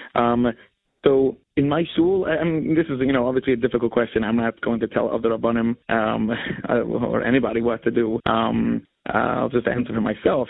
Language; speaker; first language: English; native; English